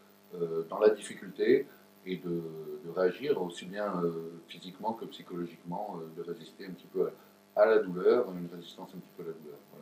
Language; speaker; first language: French; native; French